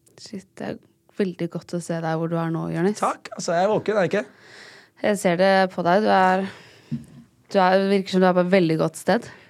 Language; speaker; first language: Norwegian; native; Norwegian